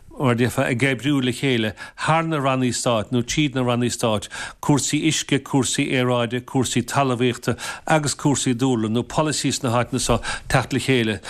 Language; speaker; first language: Irish; native; Irish